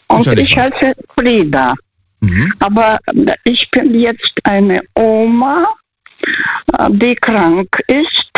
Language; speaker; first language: German; non-native, fluent; Russian